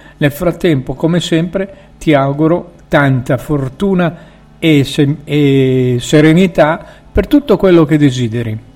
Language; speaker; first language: Italian; native; Italian